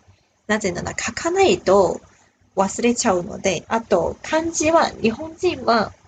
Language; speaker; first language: Japanese; non-native, fluent; Chinese